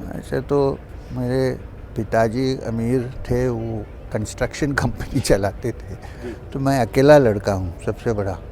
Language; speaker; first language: Hindi; non-native, local second language; Urdu